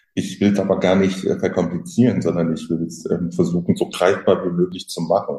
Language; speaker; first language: German; early bilingual, other home language; French